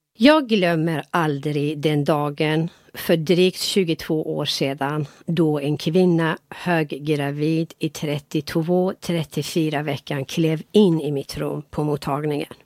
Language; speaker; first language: Swedish; non-native, fluent; Persian